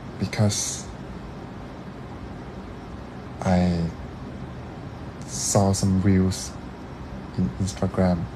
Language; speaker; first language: English; non-native, learner; Thai